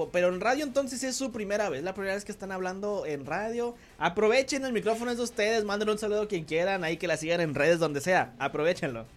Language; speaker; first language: Spanish; native; Spanish